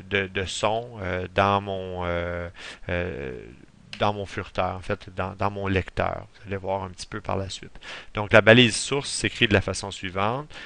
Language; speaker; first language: French; native; French